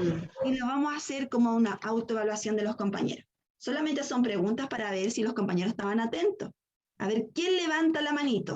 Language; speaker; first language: Spanish; native; Spanish